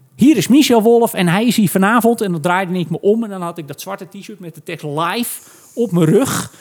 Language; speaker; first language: Dutch; native; Dutch